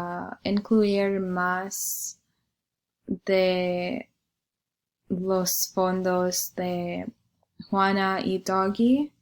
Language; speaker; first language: Spanish; non-native, learner; English